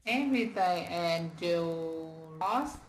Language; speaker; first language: English; non-native, learner; Vietnamese